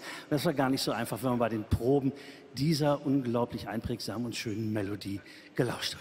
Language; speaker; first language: German; native; German